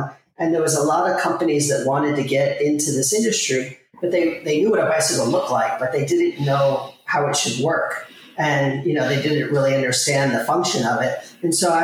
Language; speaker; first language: English; native; English